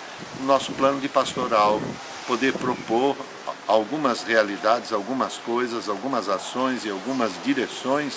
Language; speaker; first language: Portuguese; native; Portuguese